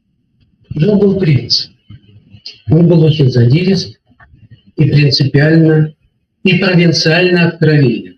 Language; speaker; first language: Russian; native; Russian